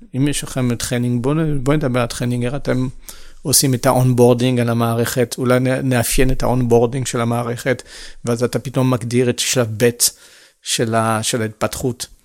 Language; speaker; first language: Hebrew; non-native, fluent; French